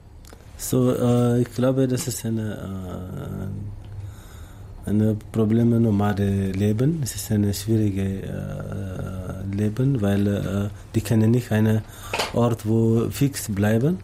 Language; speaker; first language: German; non-native, learner; Tamasheq